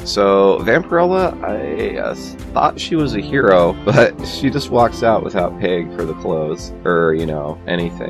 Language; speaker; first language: English; native; English